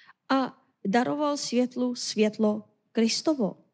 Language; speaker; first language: Czech; non-native, fluent; Korean